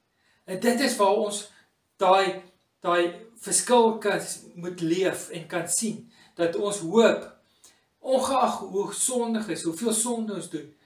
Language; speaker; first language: Afrikaans; native; Afrikaans